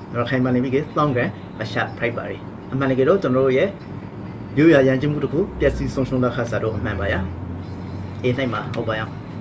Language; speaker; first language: Burmese; native; Burmese